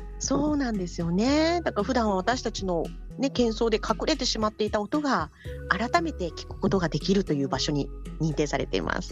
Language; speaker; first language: Japanese; native; Japanese